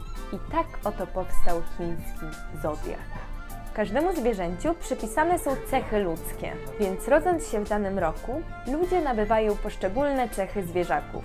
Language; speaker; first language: Polish; native; Polish